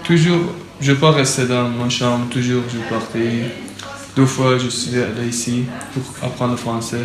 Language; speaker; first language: French; non-native, learner; Persian